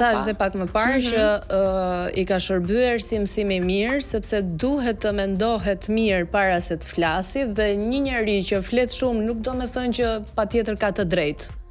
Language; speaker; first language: Albanian; native; Albanian